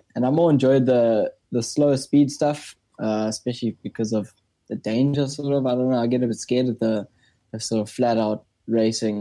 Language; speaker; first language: English; native; English